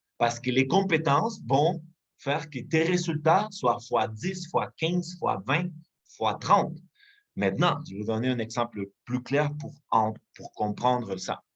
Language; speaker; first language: French; non-native, fluent; Spanish